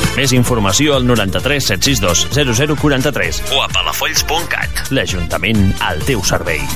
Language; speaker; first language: Catalan; native; Catalan